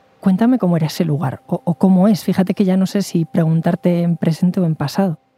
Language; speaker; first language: Spanish; native; Spanish